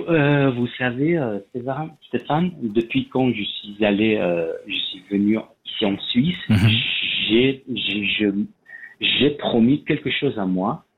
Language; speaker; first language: French; non-native, learner; Persian